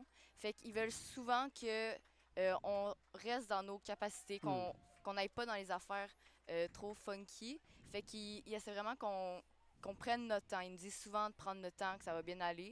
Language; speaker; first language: French; native; French